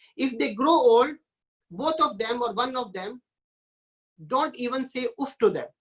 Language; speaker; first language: English; non-native, local second language; Urdu